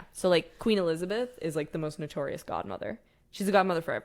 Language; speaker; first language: English; native; English